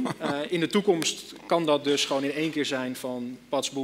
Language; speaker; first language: Dutch; native; Dutch